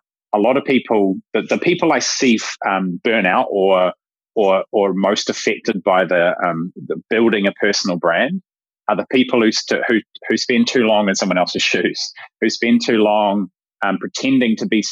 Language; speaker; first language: English; native; English